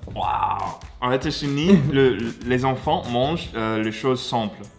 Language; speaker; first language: French; non-native, learner; English